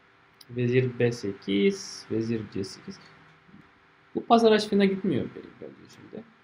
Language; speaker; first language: Turkish; non-native, fluent; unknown